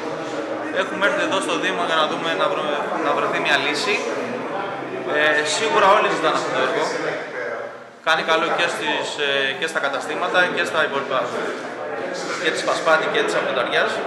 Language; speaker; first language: Greek; native; Greek